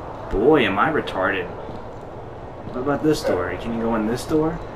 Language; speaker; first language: English; native; English